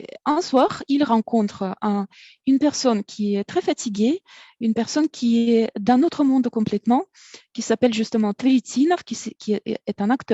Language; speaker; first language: French; non-native, fluent; Russian